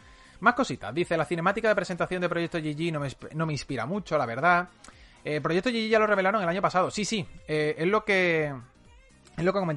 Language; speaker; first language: Spanish; native; Spanish